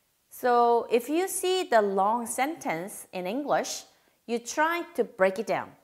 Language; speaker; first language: English; non-native, fluent; Korean